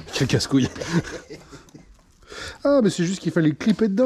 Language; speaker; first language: French; native; French